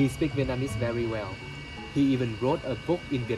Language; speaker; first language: English; non-native, fluent; Vietnamese